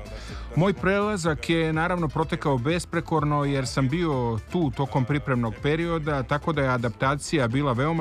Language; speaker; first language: Serbian; native; Serbian